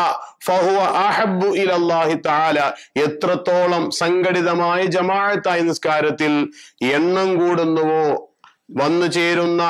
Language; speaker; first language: Malayalam; native; Malayalam